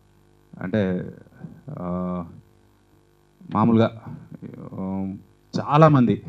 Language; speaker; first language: Telugu; native; Telugu